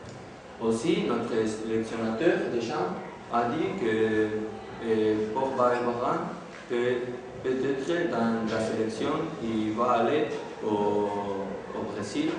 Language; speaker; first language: French; non-native, learner; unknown